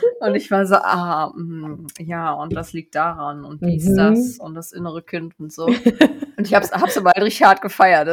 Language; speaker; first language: German; native; German